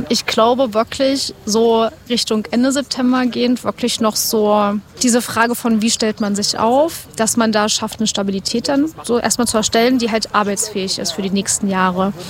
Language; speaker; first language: German; native; German